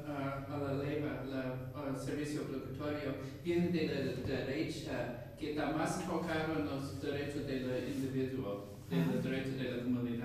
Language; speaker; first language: Spanish; non-native, fluent; English